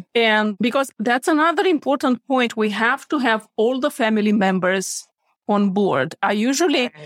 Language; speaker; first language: English; non-native, fluent; Romanian